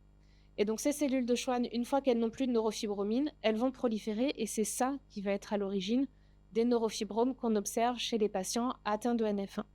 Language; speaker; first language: French; native; French